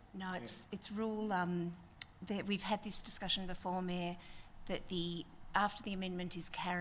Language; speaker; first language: English; native; English